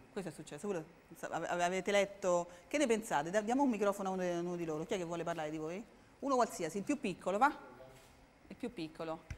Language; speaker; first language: Italian; native; Italian